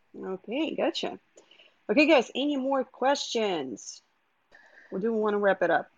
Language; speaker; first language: English; non-native, fluent; Russian